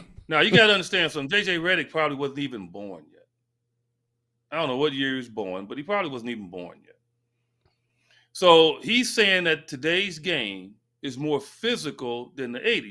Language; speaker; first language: English; native; English